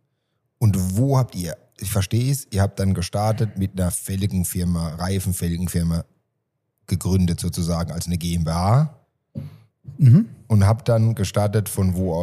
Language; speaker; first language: German; native; German